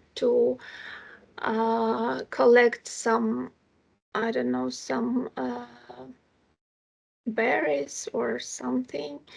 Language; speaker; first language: English; non-native, fluent; Ukrainian